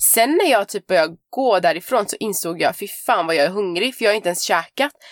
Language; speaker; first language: Swedish; early bilingual, other home language; Persian